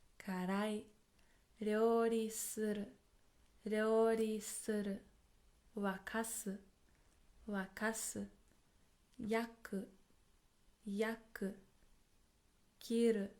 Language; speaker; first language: Japanese; non-native, fluent; English